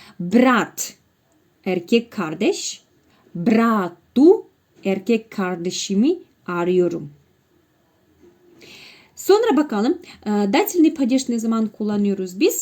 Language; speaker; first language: Turkish; non-native, fluent; Russian